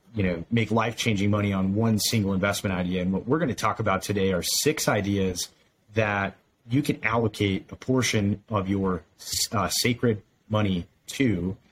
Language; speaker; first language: English; native; English